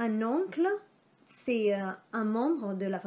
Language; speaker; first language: French; non-native, fluent; Thai